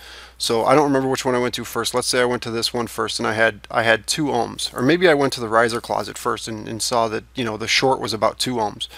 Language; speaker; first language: English; native; English